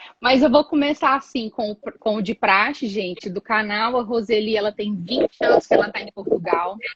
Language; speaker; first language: Portuguese; native; Portuguese